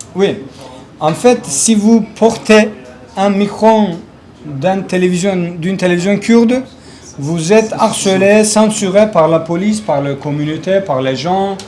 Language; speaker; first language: French; non-native, learner; Kurdish